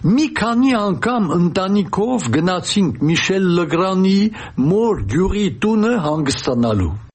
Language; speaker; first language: Armenian; early bilingual, heritage; Armenian